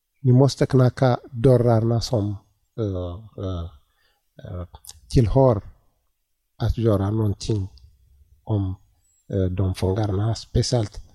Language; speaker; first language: Swedish; non-native, learner; Tigrinya